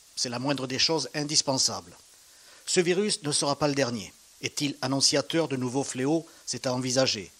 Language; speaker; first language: French; native; French